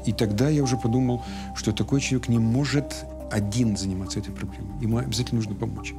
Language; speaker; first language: Russian; native; Russian